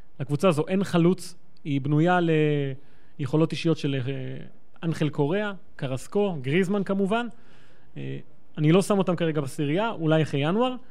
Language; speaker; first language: Hebrew; native; Hebrew